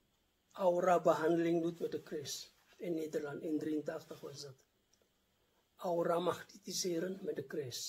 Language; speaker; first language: Dutch; non-native, fluent; Indonesian